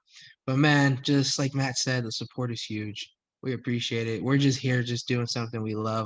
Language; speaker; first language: English; native; English